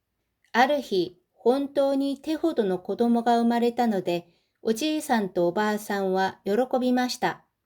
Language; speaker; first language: Japanese; non-native, fluent; Korean